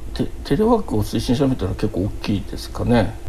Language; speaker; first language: Japanese; native; Japanese